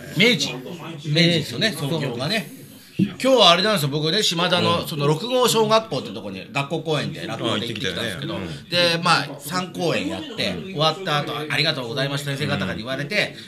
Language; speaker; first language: Japanese; native; Japanese